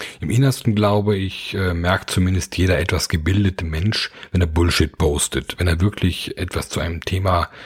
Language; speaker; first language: German; native; German